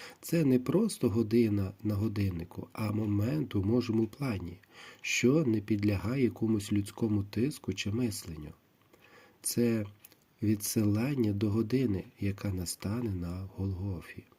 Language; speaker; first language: Ukrainian; native; Ukrainian